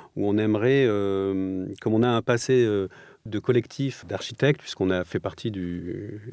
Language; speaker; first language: French; native; French